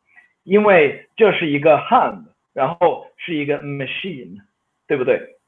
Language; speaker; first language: Chinese; non-native, fluent; Swedish